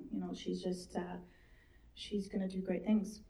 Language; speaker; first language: English; native; English